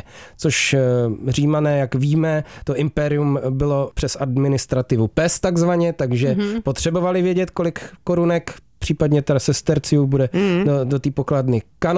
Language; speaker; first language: Czech; native; Czech